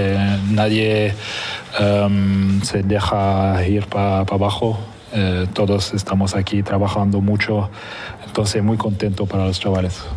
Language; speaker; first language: Spanish; non-native, fluent; French